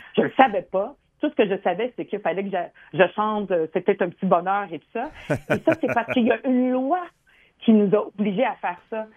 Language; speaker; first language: French; early bilingual, other home language; Arabic